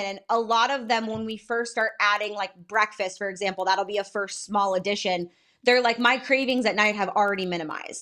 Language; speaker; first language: English; native; English